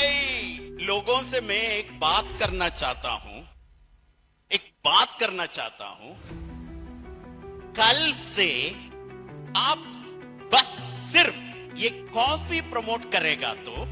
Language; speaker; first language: Hindi; non-native, fluent; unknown